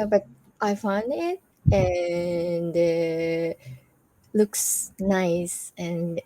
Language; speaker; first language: English; non-native, learner; Japanese